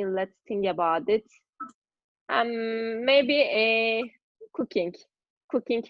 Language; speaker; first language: English; non-native, learner; Turkish